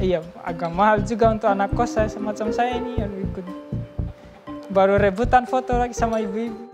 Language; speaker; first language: Indonesian; non-native, local second language; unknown